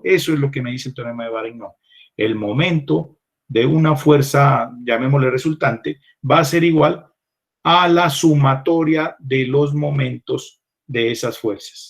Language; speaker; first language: Spanish; native; Spanish